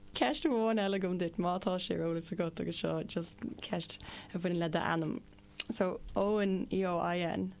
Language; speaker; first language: Irish; non-native, local second language; English